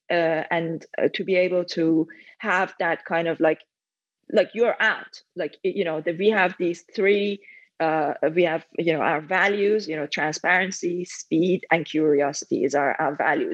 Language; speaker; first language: English; non-native, fluent; Persian